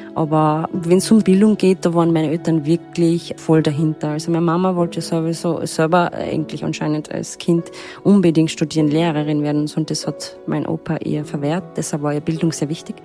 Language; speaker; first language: German; early bilingual, other home language; Turkish